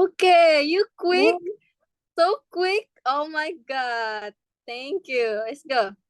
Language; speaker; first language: English; non-native, fluent; Indonesian